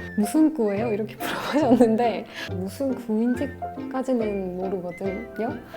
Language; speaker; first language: Korean; non-native, fluent; Turkish